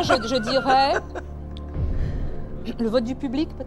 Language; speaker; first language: French; native; French